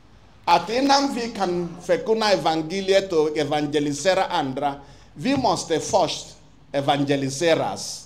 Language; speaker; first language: Swedish; non-native, fluent; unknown